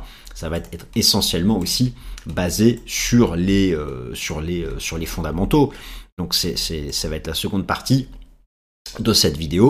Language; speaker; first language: French; native; French